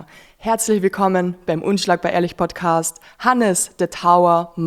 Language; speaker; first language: German; native; German